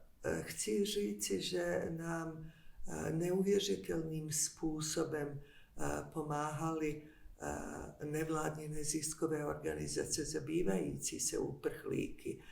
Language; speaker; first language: Czech; non-native, fluent; Bosnian